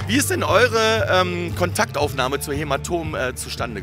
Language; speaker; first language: German; native; German